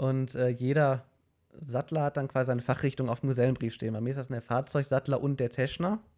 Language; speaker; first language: German; native; German